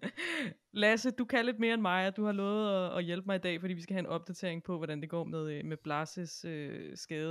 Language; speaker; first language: Danish; native; Danish